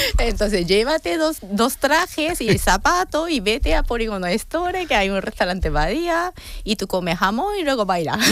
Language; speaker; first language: Spanish; non-native, fluent; Japanese